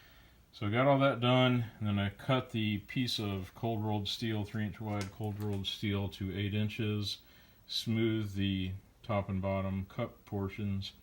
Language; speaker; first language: English; native; English